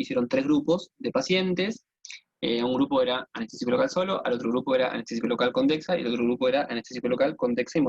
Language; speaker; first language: Spanish; native; Spanish